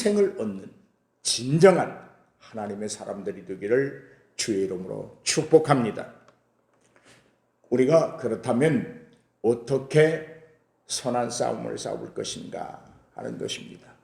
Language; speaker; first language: Korean; native; Korean